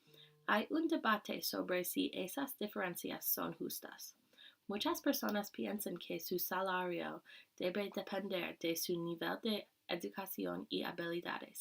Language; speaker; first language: Spanish; non-native, learner; English